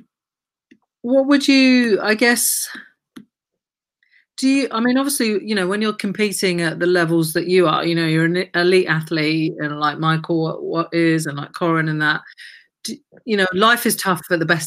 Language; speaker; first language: English; native; English